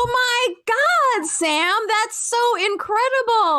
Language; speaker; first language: English; native; English